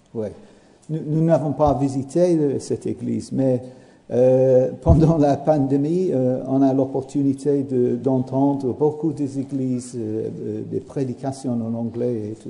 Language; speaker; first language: French; non-native, learner; English